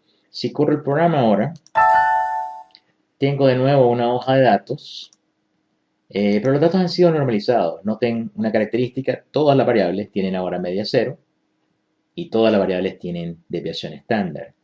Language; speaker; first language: Spanish; native; Spanish